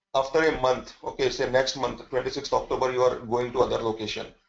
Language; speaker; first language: English; non-native, local second language; Hindi